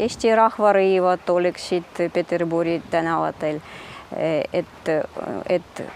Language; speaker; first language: Estonian; early bilingual, heritage; Russian